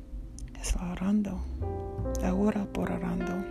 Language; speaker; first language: Spanish; non-native, learner; English